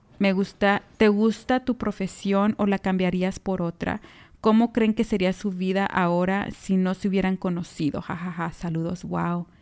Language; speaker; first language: Spanish; early bilingual, heritage; Spanish